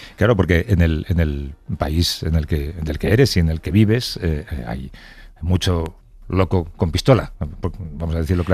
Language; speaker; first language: Spanish; native; Spanish